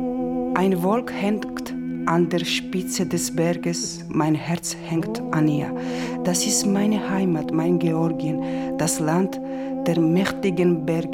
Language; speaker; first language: German; non-native, learner; Georgian